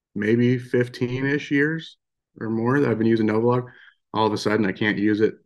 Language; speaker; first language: English; native; English